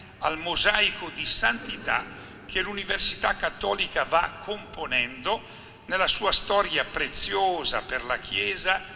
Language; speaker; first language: Italian; native; Italian